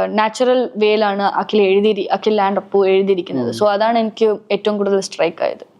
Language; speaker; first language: Malayalam; early bilingual, heritage; Malayalam